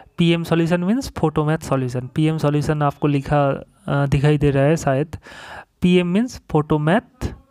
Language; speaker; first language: Hindi; non-native, local second language; Bangla